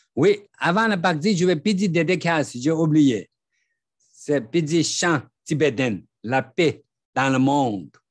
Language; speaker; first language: French; non-native, learner; Tibetan